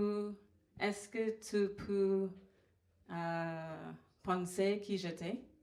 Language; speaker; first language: French; non-native, fluent; English